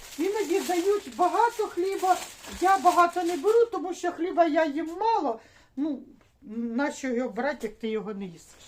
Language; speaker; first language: Ukrainian; native; Ukrainian